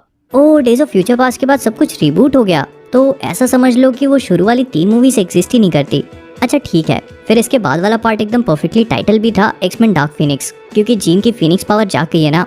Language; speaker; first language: Hindi; native; Hindi